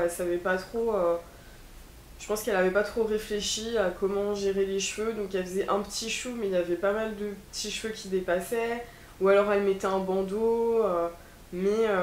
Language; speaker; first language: French; native; French